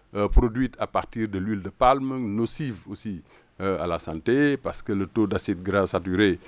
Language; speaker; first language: French; non-native, local second language; Wolof